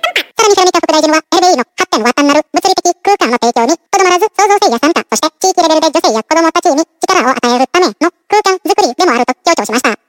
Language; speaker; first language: Japanese; non-native, fluent; Indonesian